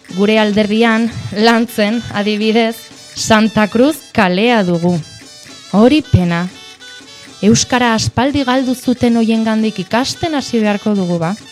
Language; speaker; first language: Basque; native; Basque